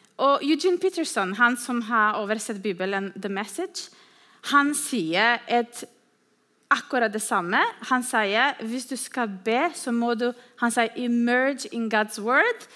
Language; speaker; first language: Norwegian; non-native, fluent; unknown